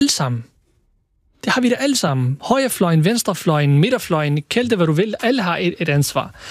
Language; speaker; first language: Danish; early bilingual, other home language; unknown